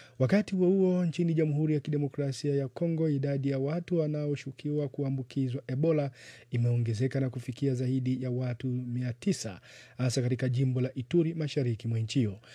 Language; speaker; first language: Swahili; native; Swahili